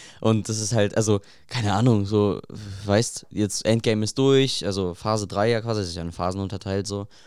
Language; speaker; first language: German; native; German